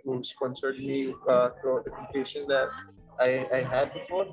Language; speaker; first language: English; non-native, fluent; Uzbek